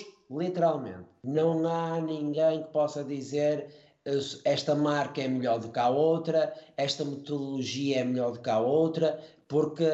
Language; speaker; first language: Portuguese; native; Portuguese